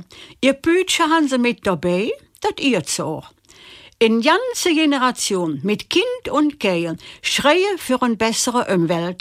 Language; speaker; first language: German; native; German